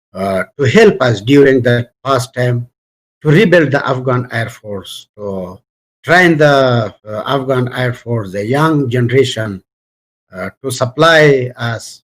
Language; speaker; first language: English; non-native, fluent; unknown